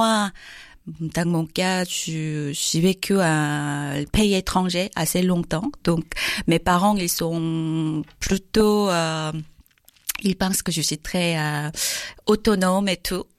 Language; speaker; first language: French; non-native, learner; Korean